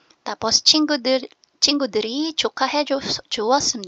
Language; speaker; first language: Korean; non-native, fluent; Filipino